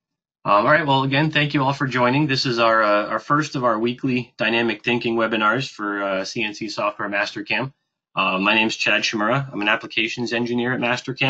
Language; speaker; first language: English; native; English